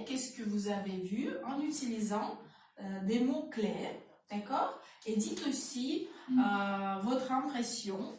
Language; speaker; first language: French; non-native, fluent; Russian